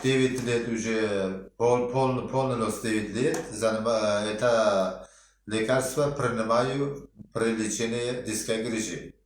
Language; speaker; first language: Russian; non-native, local second language; Uzbek